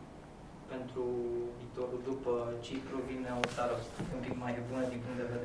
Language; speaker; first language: Romanian; native; Romanian